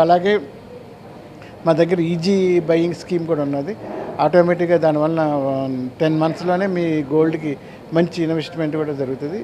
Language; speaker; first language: Telugu; native; Telugu